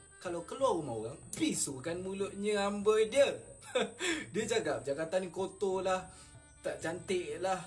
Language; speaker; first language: Malay; native; Malay